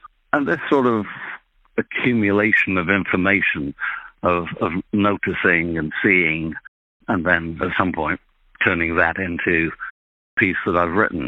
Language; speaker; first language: English; native; English